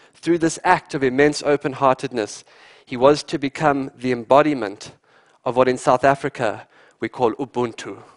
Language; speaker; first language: English; native; English